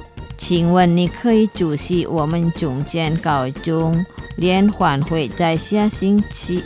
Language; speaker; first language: Chinese; non-native, learner; Indonesian